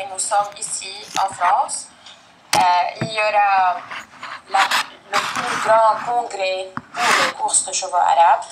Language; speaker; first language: French; non-native, fluent; Arabic